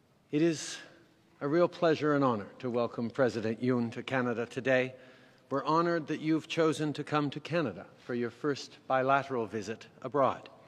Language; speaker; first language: English; early bilingual, other home language; French